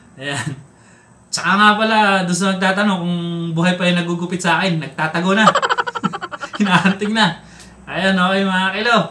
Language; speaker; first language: Filipino; non-native, local second language; Cebuano